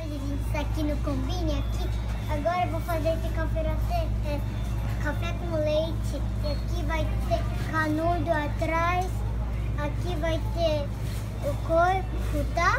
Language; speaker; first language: Portuguese; early bilingual, heritage; Portuguese